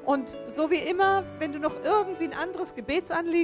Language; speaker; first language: German; native; German